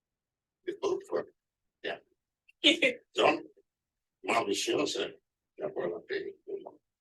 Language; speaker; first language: French; non-native, learner; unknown